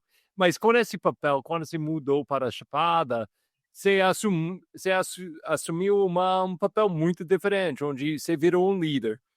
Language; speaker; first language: Portuguese; non-native, fluent; English